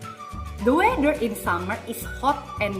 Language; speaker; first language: English; non-native, fluent; Indonesian